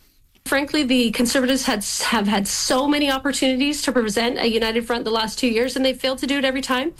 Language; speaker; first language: English; native; English